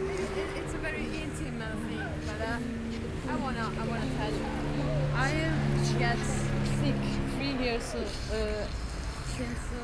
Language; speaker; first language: English; non-native, fluent; Italian